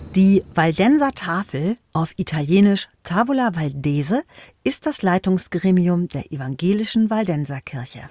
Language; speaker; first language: German; native; German